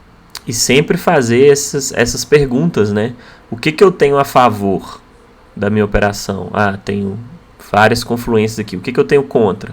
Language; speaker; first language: Portuguese; native; Portuguese